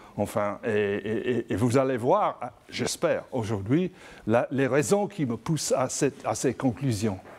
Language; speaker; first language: French; non-native, fluent; English